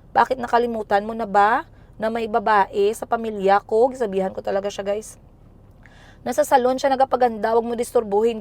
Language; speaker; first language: Filipino; non-native, local second language; Cebuano